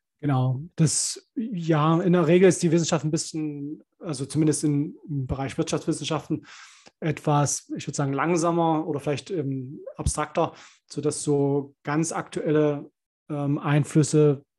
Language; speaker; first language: German; native; German